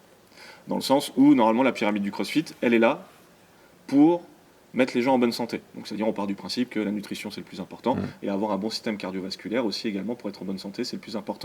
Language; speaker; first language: French; native; French